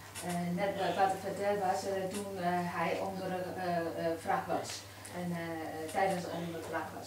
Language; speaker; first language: Dutch; non-native, learner; Burmese